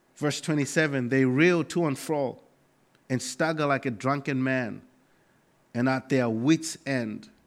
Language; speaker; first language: English; non-native, local second language; Nyanja